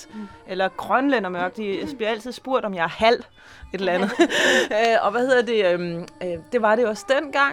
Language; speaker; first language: Danish; native; Danish